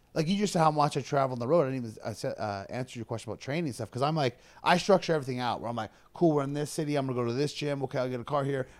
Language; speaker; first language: English; native; English